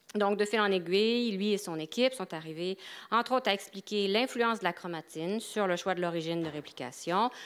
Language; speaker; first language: French; native; French